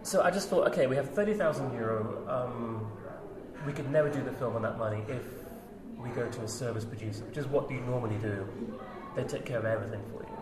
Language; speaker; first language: English; native; English